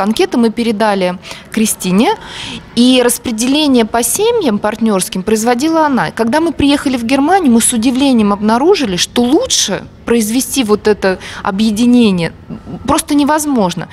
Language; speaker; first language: Russian; native; Russian